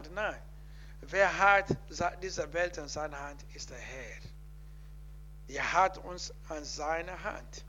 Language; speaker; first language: German; non-native, learner; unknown